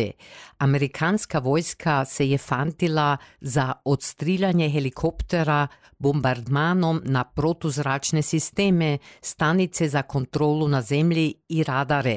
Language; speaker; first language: Serbian; native; Serbian